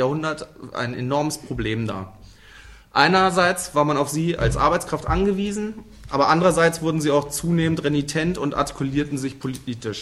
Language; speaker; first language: German; native; German